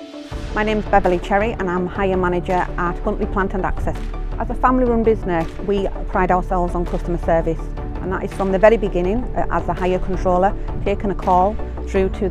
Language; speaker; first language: English; native; English